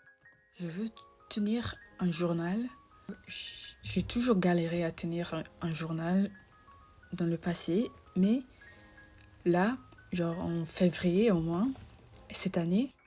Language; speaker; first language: French; non-native, fluent; English